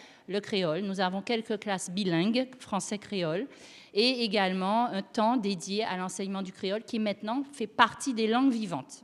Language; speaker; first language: French; native; French